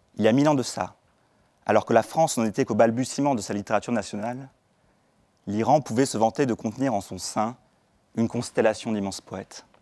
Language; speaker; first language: French; native; French